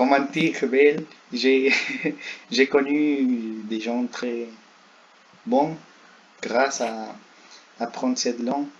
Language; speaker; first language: French; non-native, learner; Spanish